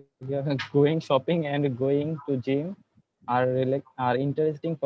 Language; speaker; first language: English; non-native, learner; Bangla